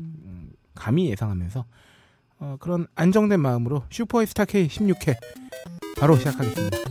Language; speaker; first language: Korean; native; Korean